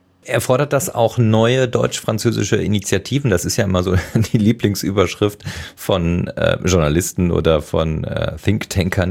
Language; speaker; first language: German; native; German